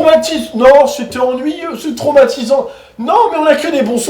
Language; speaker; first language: French; native; French